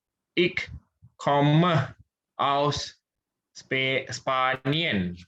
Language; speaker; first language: German; non-native, learner; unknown